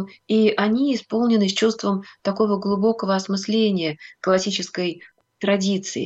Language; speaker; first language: Russian; native; Russian